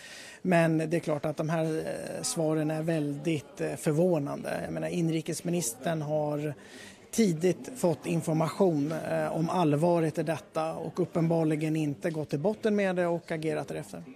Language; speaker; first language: Swedish; native; Swedish